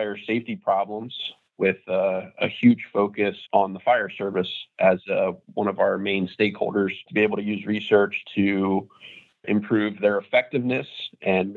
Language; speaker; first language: English; native; English